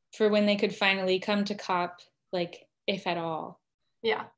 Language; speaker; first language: English; native; English